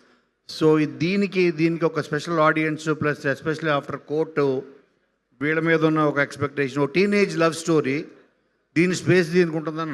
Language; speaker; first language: Telugu; native; Telugu